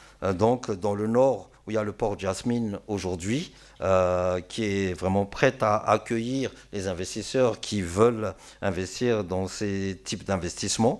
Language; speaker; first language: French; non-native, local second language; Malagasy